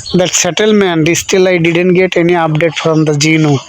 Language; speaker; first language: English; non-native, local second language; Bangla